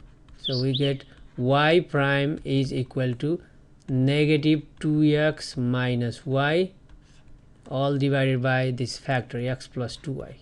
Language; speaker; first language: English; non-native, fluent; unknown